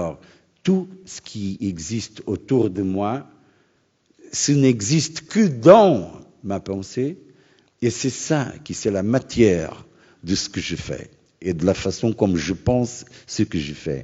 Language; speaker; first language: French; non-native, fluent; Portuguese